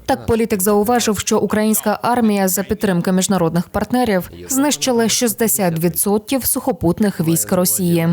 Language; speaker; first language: Ukrainian; native; Ukrainian